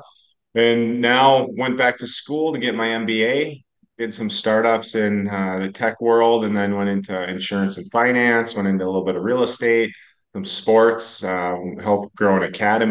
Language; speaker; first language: English; native; English